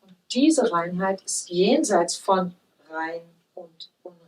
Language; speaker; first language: German; native; German